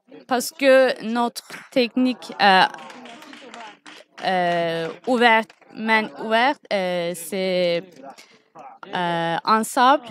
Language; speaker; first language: French; non-native, learner; Turkish